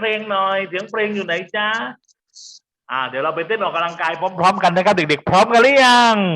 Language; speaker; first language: Thai; native; Thai